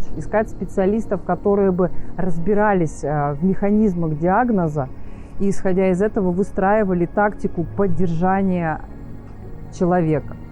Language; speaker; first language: Russian; native; Russian